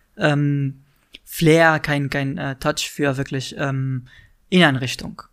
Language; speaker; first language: German; non-native, fluent; Arabic